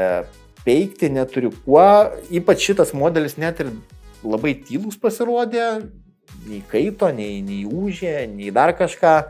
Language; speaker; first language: Lithuanian; native; Lithuanian